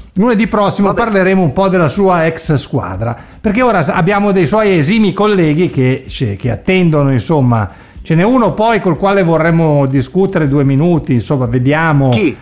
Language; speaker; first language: Italian; native; Italian